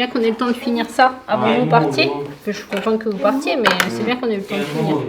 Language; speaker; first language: French; native; French